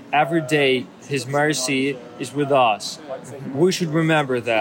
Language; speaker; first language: English; non-native, fluent; Ukrainian